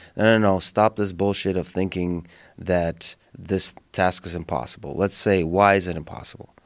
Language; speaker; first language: English; early bilingual, other home language; Russian